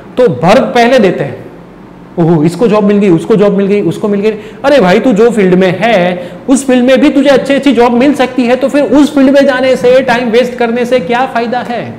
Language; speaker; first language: Hindi; non-native, local second language; Gujarati